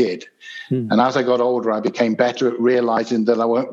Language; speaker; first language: English; native; English